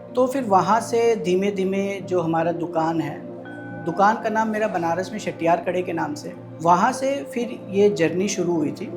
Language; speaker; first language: Hindi; non-native, local second language; Tamil